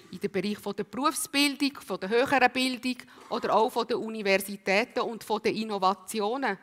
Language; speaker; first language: German; native; German